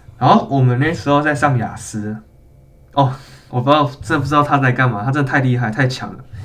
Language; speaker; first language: Chinese; native; Chinese